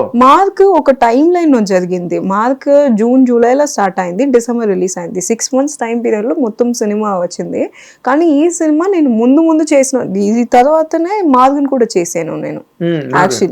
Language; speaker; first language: Telugu; non-native, fluent; Kannada